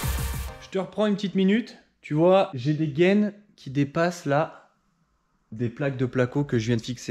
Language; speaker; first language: French; native; French